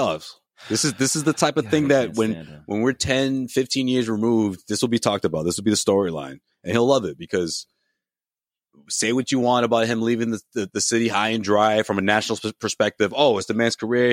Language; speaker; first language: English; native; English